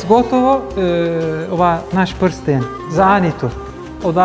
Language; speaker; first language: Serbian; early bilingual, heritage; Turkish